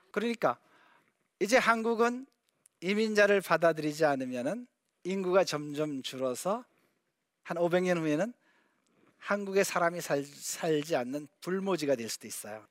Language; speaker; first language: Korean; native; Korean